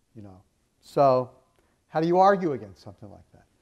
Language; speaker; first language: English; native; English